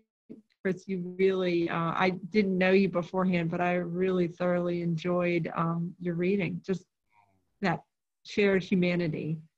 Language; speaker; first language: English; native; English